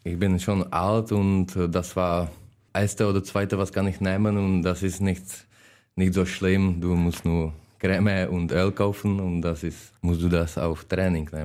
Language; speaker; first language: German; non-native, learner; Czech